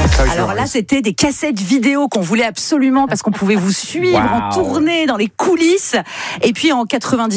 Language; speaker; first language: French; native; French